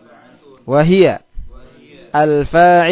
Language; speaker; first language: Arabic; non-native, fluent; Indonesian